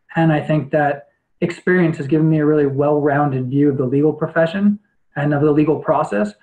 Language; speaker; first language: English; native; English